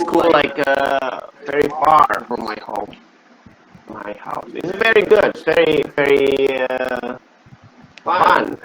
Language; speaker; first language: English; non-native, learner; Indonesian